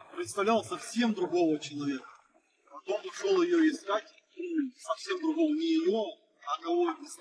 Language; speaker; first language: Russian; native; Russian